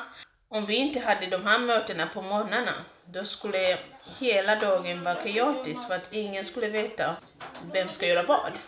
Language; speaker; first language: Swedish; non-native, fluent; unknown